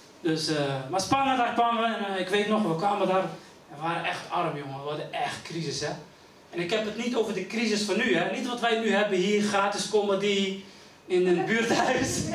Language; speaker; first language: Dutch; early bilingual, other home language; Riffian